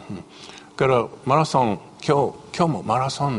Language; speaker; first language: Japanese; non-native, fluent; English